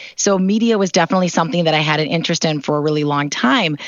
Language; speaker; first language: English; native; English